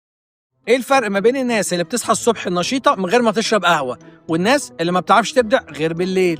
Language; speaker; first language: Arabic; native; Arabic